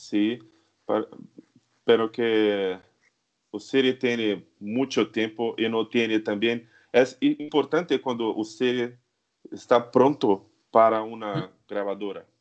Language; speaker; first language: Spanish; non-native, learner; Portuguese